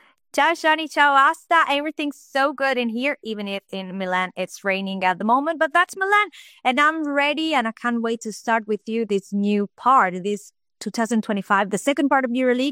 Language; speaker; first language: English; non-native, fluent; Italian